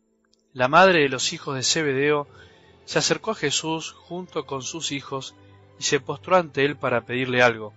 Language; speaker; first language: Spanish; native; Spanish